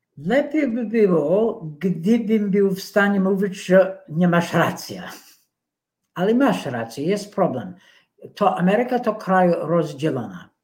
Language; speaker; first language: Polish; non-native, fluent; English